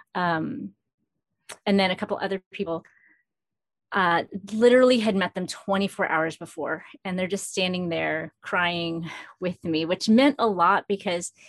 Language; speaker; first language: English; early bilingual, other home language; Filipino